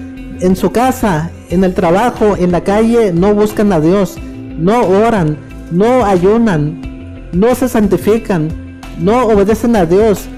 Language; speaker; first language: Spanish; native; Spanish